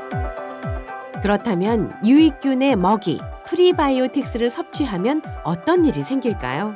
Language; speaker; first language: Korean; native; Korean